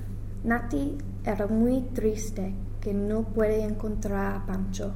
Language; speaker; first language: Spanish; non-native, learner; English